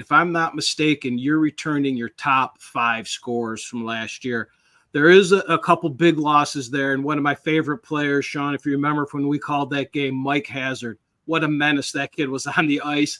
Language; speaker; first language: English; native; English